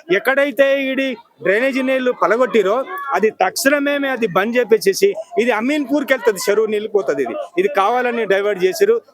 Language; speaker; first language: Telugu; non-native, local second language; Lambadi